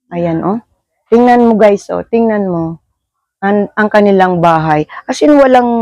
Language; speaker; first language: Filipino; non-native, local second language; Hiligaynon